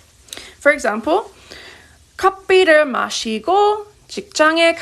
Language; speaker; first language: Korean; non-native, fluent; English